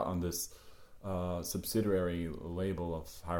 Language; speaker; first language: English; native; English